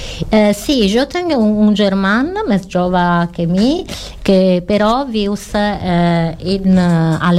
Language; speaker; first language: Catalan; non-native, learner; Italian